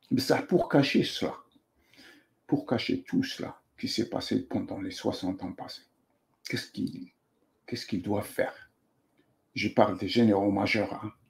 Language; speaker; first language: French; non-native, local second language; Arabic